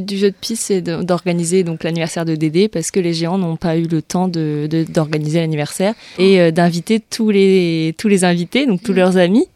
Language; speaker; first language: French; native; French